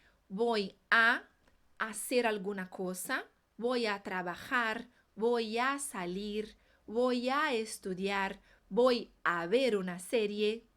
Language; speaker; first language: Spanish; non-native, fluent; Portuguese